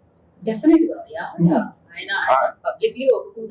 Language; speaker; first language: Telugu; native; Telugu